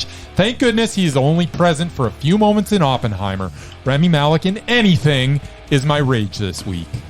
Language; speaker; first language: English; native; English